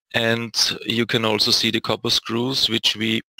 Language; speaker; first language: English; non-native, fluent; German